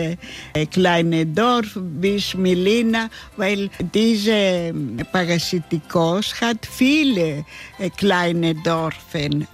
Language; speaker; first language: German; non-native, learner; Greek